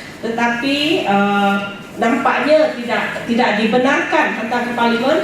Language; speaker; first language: Malay; native; Malay